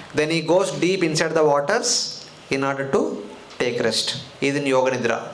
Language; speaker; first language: English; non-native, local second language; Telugu